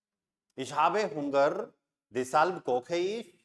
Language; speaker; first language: German; non-native, fluent; Hindi